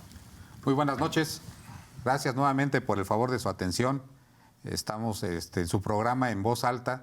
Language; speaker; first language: Spanish; native; Spanish